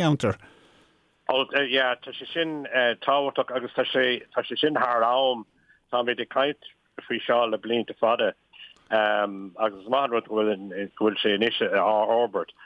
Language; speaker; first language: Irish; non-native, local second language; English